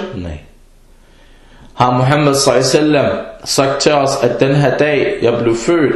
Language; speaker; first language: Danish; early bilingual, other home language; Arabic